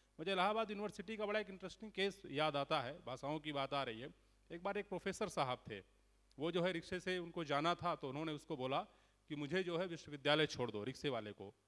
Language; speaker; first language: Hindi; native; Hindi